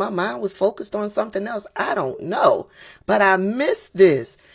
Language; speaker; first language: English; native; English